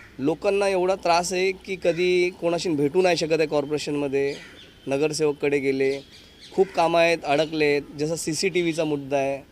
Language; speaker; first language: Marathi; non-native, local second language; Hindi